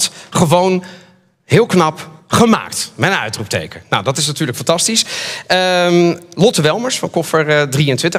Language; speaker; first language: Dutch; native; Dutch